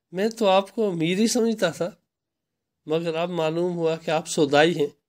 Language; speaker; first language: Urdu; non-native, local second language; Kashmiri